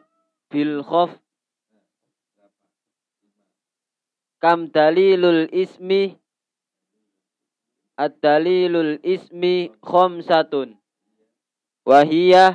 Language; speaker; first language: Arabic; non-native, learner; Indonesian